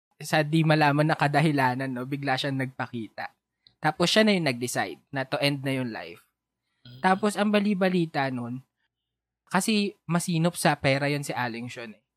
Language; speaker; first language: Filipino; native; Filipino